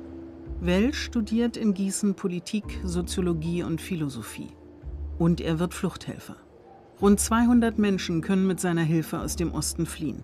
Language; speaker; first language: German; native; German